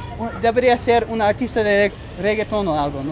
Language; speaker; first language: Spanish; non-native, learner; English